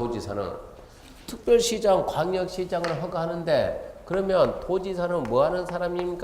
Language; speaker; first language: Korean; native; Korean